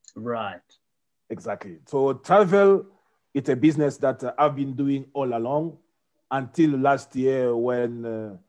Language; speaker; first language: English; non-native, fluent; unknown